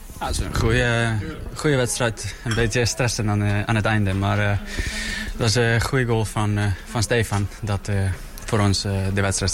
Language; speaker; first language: Dutch; non-native, learner; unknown